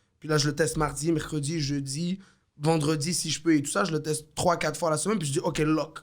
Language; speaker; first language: French; early bilingual, other home language; Arabic